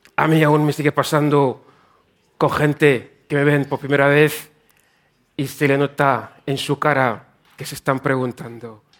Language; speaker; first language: Spanish; non-native, fluent; French